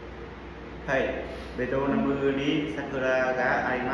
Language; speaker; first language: Japanese; non-native, learner; Vietnamese